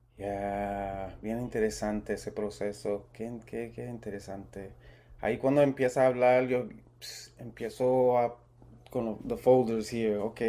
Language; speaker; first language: Spanish; early bilingual, heritage; Spanish